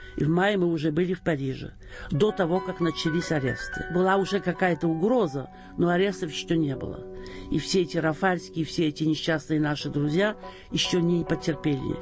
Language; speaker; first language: Russian; early bilingual, heritage; Russian